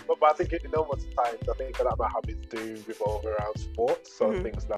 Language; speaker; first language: English; native; English